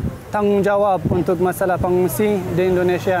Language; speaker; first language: Indonesian; non-native, fluent; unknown